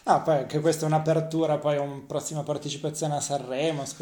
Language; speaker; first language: Italian; native; Italian